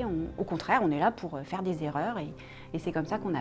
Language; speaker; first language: French; native; French